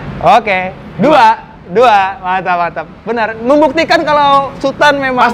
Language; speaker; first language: Indonesian; non-native, local second language; Minangkabau